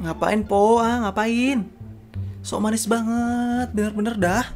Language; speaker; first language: Indonesian; native; Indonesian